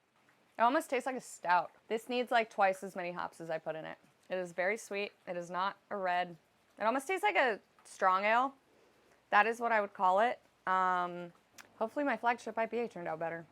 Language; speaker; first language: English; native; English